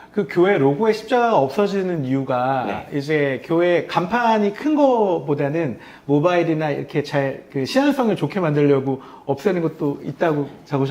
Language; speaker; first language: Korean; native; Korean